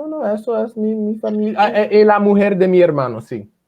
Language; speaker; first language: Spanish; non-native, fluent; English